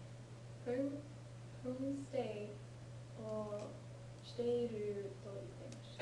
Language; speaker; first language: Japanese; non-native, learner; English